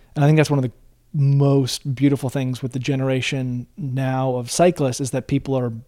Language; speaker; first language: English; native; English